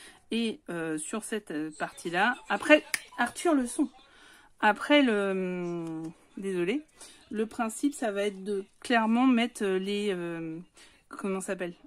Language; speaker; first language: French; native; French